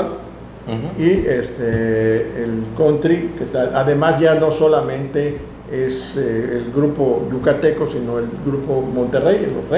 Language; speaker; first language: Spanish; native; Spanish